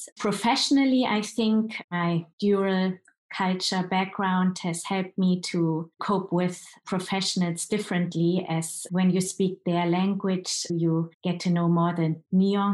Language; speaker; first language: English; non-native, fluent; Chinese